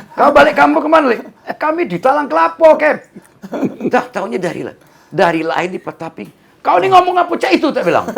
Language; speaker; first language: Indonesian; native; Indonesian